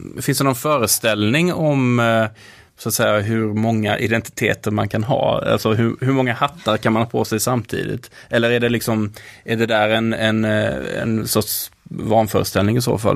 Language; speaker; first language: Swedish; native; Swedish